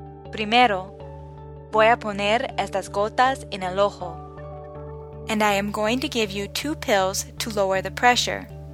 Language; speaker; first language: English; native; English